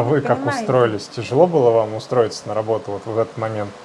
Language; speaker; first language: Russian; native; Russian